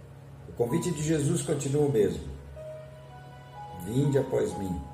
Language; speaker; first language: Portuguese; native; Portuguese